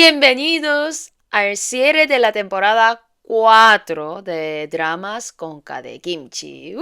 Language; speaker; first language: Spanish; non-native, fluent; Korean